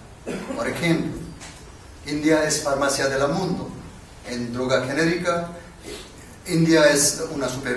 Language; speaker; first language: Spanish; non-native, learner; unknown